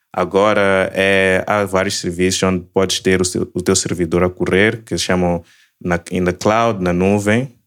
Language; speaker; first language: Portuguese; native; Portuguese